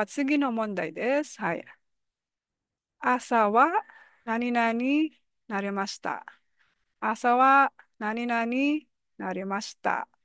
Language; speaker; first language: Japanese; non-native, fluent; Filipino